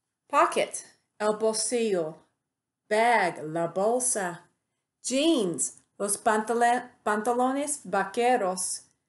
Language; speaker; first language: Spanish; non-native, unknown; English